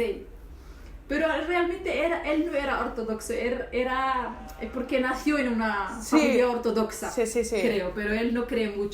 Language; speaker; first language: Spanish; non-native, local second language; Arabic